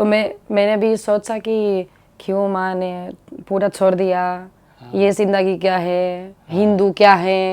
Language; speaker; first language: Hindi; non-native, learner; Spanish